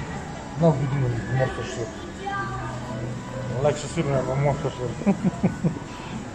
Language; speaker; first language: English; non-native, learner; Polish